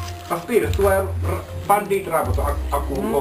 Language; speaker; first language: Bulgarian; non-native, learner; Finnish